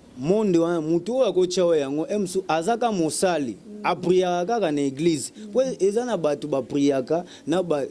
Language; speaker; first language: Lingala; non-native, local second language; Kongo